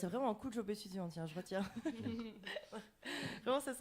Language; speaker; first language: French; native; French